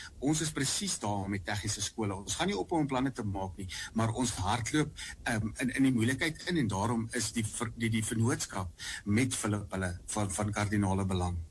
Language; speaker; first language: Afrikaans; native; Afrikaans